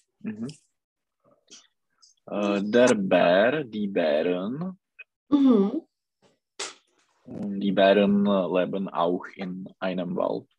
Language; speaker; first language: German; non-native, learner; Czech